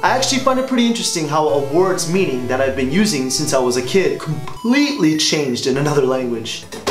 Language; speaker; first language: English; native; English